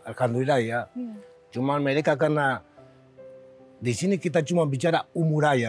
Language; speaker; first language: Indonesian; non-native, learner; Spanish